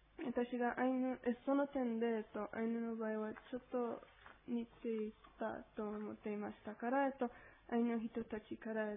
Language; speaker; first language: Japanese; non-native, learner; Spanish